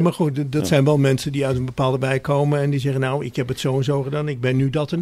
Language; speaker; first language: Dutch; native; Dutch